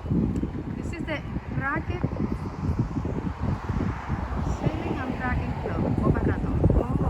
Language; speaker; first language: English; non-native, fluent; Spanish